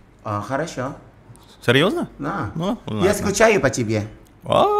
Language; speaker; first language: Russian; non-native, learner; Indonesian